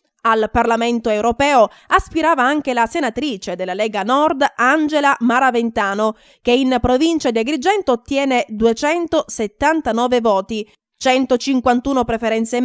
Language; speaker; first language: Italian; native; Italian